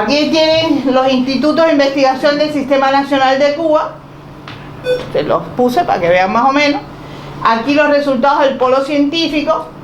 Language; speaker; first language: Spanish; native; Spanish